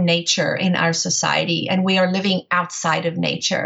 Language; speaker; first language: English; native; English